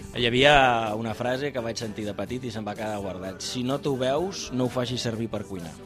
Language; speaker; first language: Catalan; native; Catalan